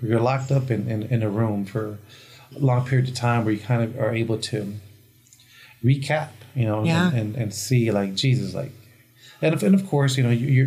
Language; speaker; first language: English; early bilingual, other home language; Spanish